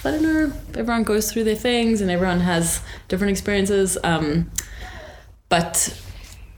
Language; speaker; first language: English; native; English